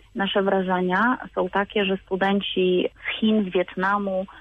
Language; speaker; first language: Polish; native; Polish